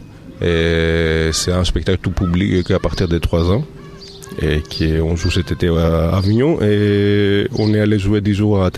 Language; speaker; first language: French; native; French